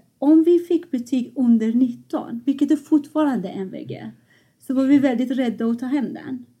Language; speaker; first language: Swedish; non-native, fluent; Persian